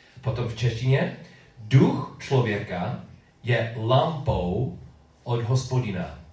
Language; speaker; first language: Czech; non-native, learner; English